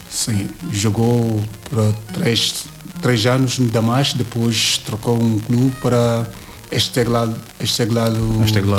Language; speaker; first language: Portuguese; non-native, learner; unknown